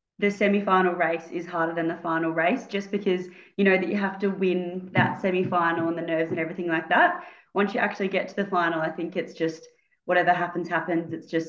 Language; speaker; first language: English; native; English